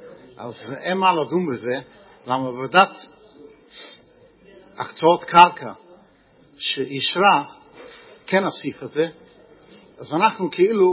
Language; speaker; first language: Hebrew; non-native, fluent; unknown